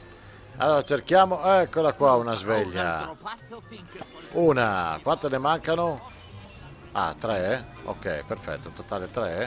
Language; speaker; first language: Italian; native; Italian